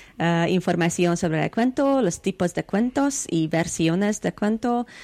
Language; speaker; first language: Spanish; non-native, learner; Hungarian